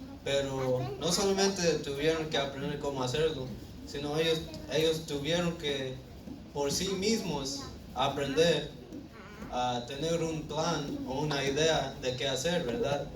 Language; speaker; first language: Spanish; early bilingual, heritage; Spanish